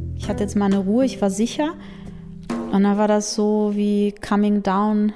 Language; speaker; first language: German; early bilingual, other home language; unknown